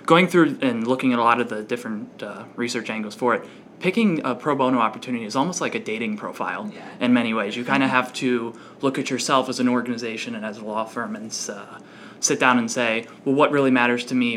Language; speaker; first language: English; native; English